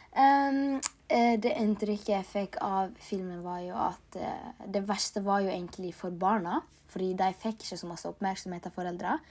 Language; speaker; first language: Norwegian; early bilingual, other home language; Tigrinya